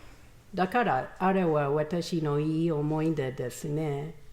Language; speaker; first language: Japanese; non-native, learner; English